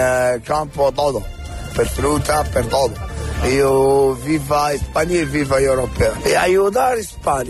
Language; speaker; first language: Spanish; non-native, learner; Arabic